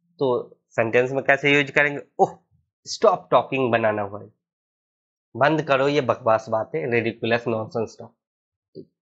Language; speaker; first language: Hindi; native; Hindi